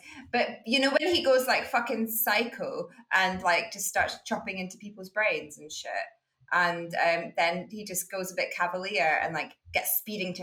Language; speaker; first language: English; native; English